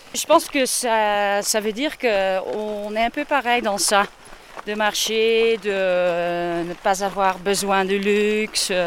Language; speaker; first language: French; non-native, fluent; Dutch